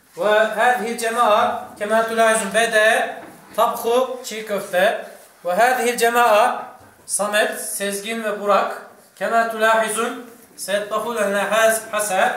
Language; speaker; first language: Arabic; non-native, fluent; Turkish